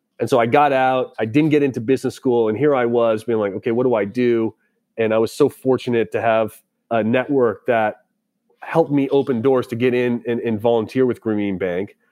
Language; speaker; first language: English; native; English